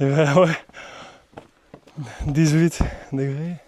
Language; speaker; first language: French; non-native, local second language; Dutch